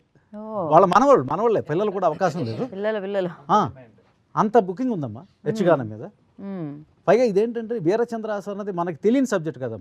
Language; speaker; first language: Telugu; native; Telugu